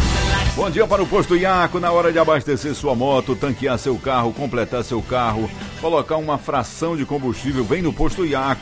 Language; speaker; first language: Portuguese; native; Portuguese